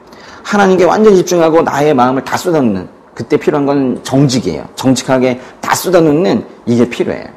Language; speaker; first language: Korean; native; Korean